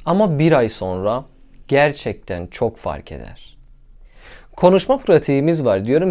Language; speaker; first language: Turkish; non-native, learner; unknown